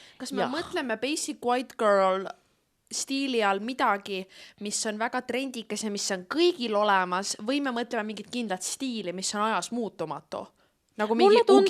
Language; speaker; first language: Estonian; native; Estonian